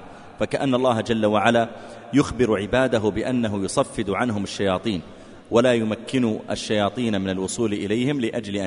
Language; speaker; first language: Arabic; native; Arabic